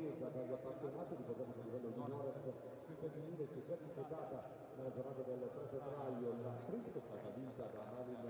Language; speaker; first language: Italian; native; Italian